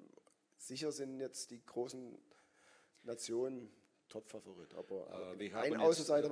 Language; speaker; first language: German; native; German